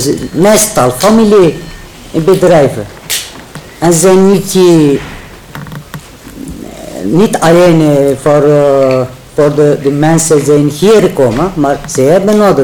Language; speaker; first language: Dutch; non-native, learner; Turkish